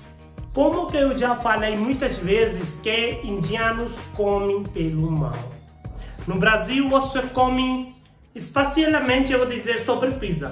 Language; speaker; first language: Portuguese; non-native, learner; Hindi